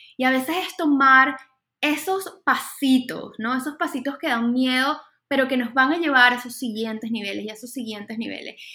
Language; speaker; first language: Spanish; native; Spanish